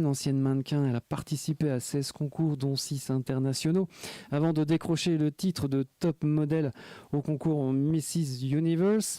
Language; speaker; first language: French; native; French